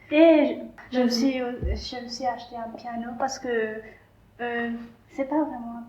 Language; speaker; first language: French; non-native, local second language; Malagasy